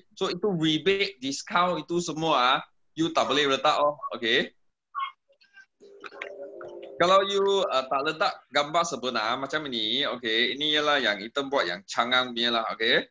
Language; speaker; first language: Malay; non-native, local second language; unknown